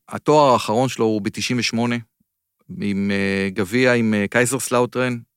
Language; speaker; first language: Hebrew; native; Hebrew